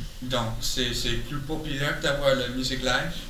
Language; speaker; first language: French; non-native, learner; English